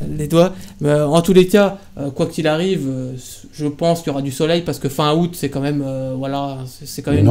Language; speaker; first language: French; native; French